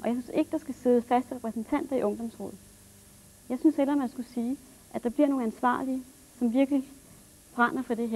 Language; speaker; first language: Danish; native; Danish